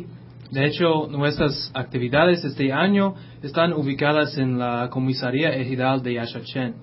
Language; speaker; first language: Spanish; non-native, fluent; English